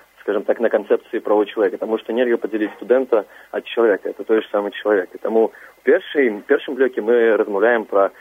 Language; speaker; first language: Belarusian; non-native, local second language; Russian